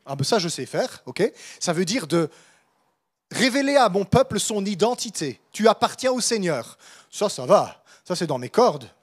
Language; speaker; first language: French; native; French